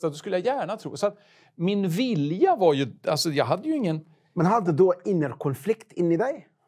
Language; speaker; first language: Swedish; native; Swedish